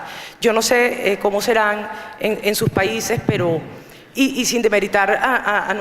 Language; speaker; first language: Spanish; native; Spanish